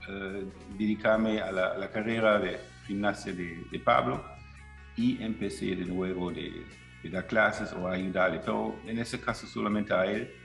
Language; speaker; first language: Spanish; non-native, fluent; German